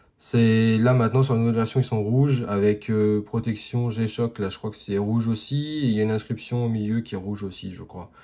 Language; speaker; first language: French; native; French